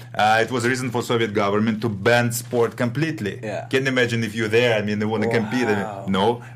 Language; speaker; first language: English; non-native, fluent; Russian